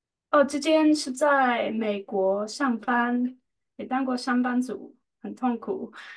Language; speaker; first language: Chinese; non-native, fluent; English